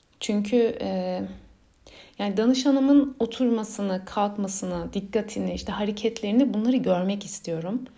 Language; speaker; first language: Turkish; early bilingual, heritage; Turkish